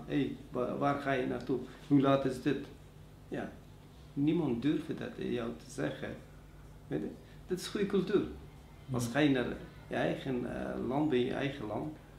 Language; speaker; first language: Dutch; non-native, learner; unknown